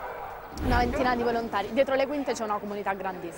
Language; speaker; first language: Italian; native; Italian